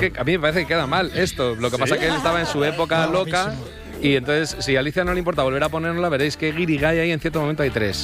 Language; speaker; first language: Spanish; native; Spanish